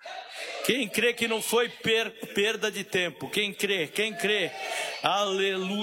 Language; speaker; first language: Portuguese; native; Portuguese